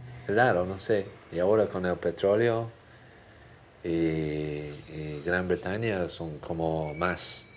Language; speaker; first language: Spanish; non-native, fluent; English